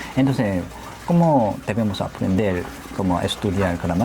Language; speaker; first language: Spanish; non-native, learner; Korean